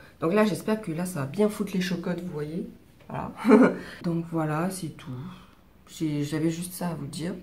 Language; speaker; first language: French; native; French